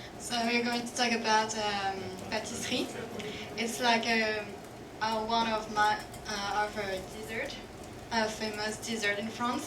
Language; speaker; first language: English; non-native, fluent; French